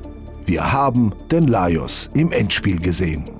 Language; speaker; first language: German; native; German